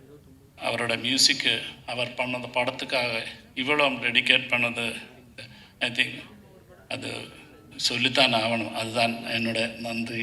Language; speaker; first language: Tamil; non-native, learner; Malayalam